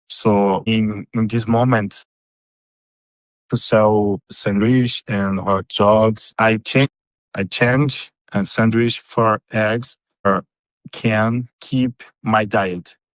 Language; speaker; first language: English; non-native, learner; Portuguese